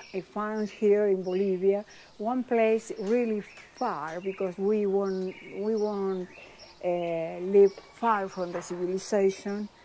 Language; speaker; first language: English; non-native, learner; Spanish